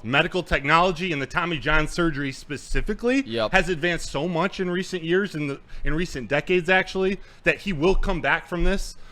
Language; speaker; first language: English; native; English